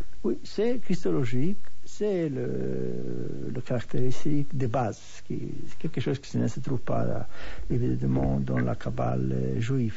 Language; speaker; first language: French; non-native, fluent; Hebrew